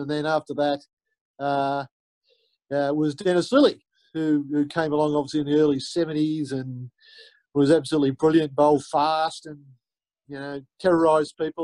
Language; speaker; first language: English; native; English